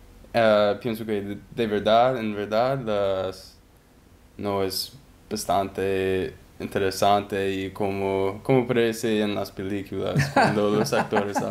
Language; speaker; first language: Spanish; non-native, learner; English